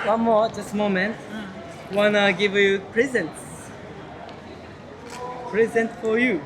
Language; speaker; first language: English; non-native, learner; Japanese